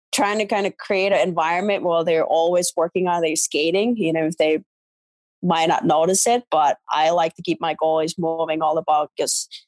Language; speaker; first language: English; non-native, fluent; Finnish